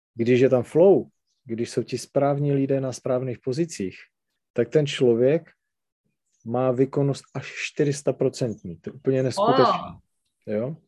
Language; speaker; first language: Czech; non-native, local second language; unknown